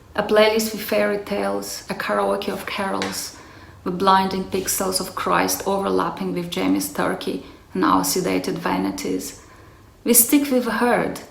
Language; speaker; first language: English; non-native, fluent; Romanian